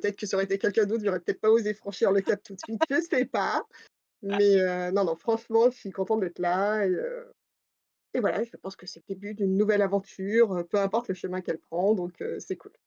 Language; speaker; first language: French; native; French